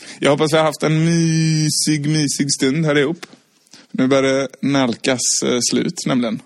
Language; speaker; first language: Swedish; native; Swedish